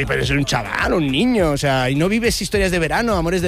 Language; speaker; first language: Spanish; native; Spanish